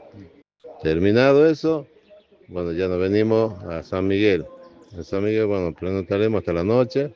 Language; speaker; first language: Spanish; native; Spanish